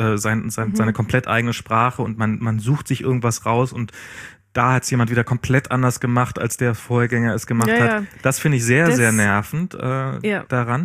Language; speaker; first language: German; native; German